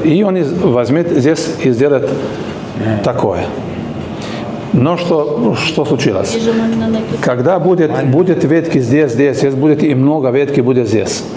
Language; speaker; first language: Russian; non-native, learner; Serbian